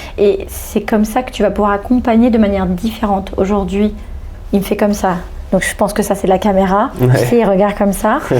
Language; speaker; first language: French; early bilingual, other home language; Portuguese